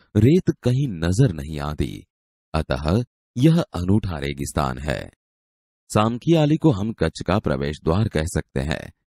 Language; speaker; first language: Hindi; non-native, local second language; Gujarati